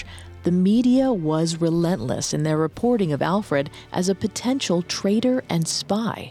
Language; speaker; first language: English; native; English